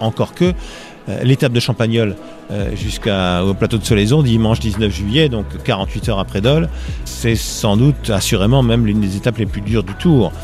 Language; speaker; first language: French; native; French